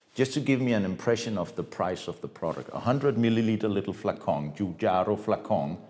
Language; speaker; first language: English; non-native, fluent; Danish